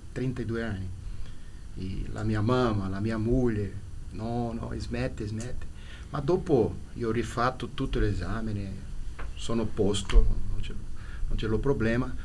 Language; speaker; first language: Italian; non-native, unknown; Portuguese